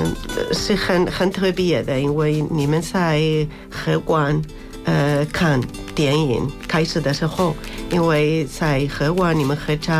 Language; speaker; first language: Chinese; non-native, fluent; Spanish